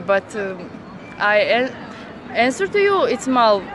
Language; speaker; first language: English; non-native, learner; Bosnian